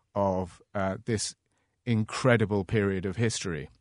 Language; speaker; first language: English; native; English